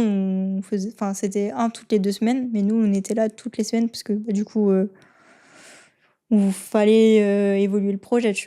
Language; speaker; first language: French; native; French